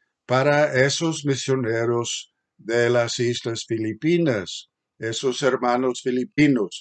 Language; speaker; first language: Spanish; non-native, fluent; English